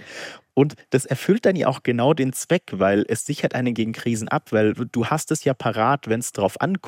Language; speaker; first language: German; native; German